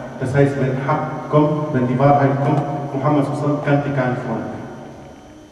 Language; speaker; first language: German; non-native, fluent; Arabic